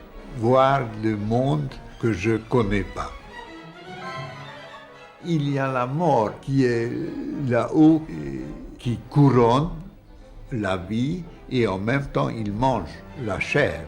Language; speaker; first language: French; non-native, fluent; Hungarian